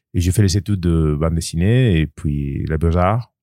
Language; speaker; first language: French; non-native, learner; Spanish